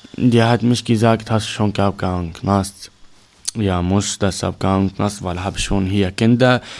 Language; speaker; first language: German; non-native, learner; Arabic